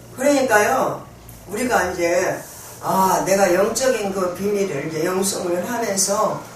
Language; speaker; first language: Korean; native; Korean